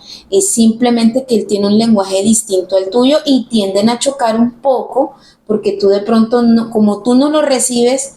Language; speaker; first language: Spanish; native; Spanish